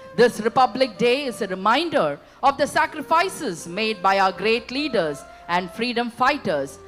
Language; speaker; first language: English; non-native, local second language; Tamil